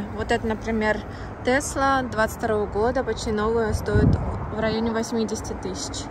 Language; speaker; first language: Russian; native; Russian